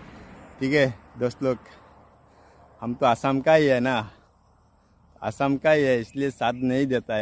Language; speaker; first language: Hindi; non-native, local second language; Bangla